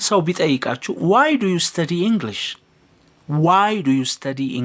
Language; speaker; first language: English; non-native, fluent; Amharic